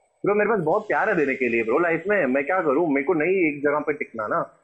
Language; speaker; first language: Hindi; native; Hindi